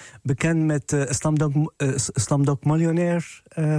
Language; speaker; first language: Dutch; non-native, fluent; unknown